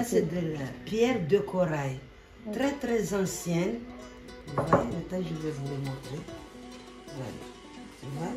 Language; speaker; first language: French; non-native, local second language; Comorian